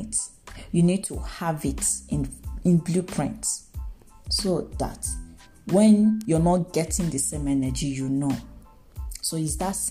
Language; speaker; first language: English; non-native, local second language; Igbo